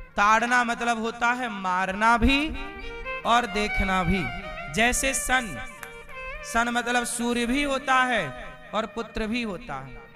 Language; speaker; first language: Hindi; native; Hindi